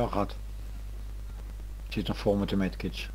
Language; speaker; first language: Dutch; native; Dutch